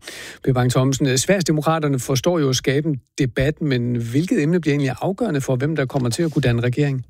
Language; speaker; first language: Danish; native; Danish